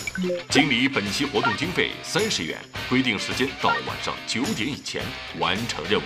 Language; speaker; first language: Chinese; native; Chinese